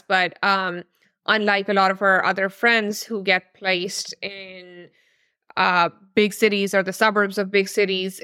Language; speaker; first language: English; non-native, local second language; Urdu